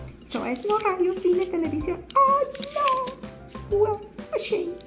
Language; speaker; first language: Spanish; native; Spanish